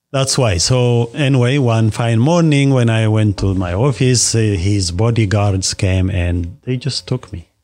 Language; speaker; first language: English; non-native, fluent; Amharic